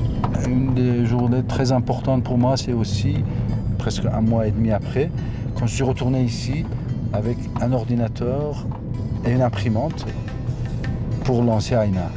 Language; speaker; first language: French; non-native, fluent; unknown